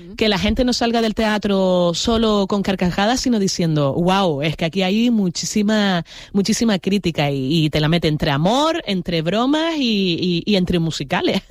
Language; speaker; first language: Spanish; native; Spanish